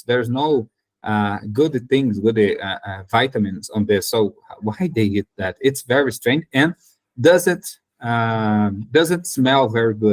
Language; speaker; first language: English; non-native, learner; Portuguese